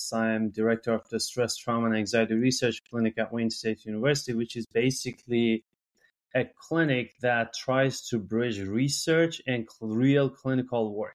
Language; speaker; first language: English; non-native, fluent; Persian